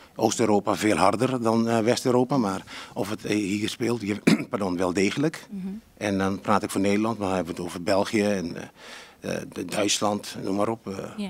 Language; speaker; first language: Dutch; non-native, local second language; Papiamento